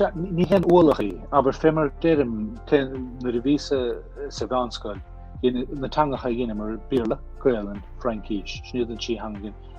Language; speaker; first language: Irish; native; Irish